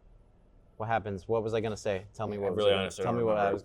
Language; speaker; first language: English; native; English